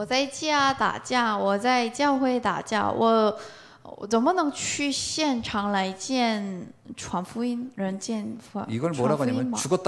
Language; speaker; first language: Chinese; non-native, learner; Korean